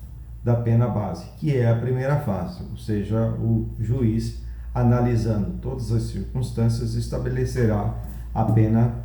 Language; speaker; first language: Portuguese; native; Portuguese